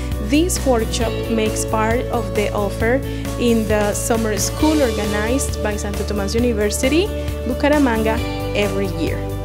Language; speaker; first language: English; non-native, fluent; Spanish